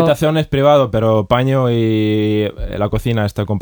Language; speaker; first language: Spanish; non-native, fluent; Estonian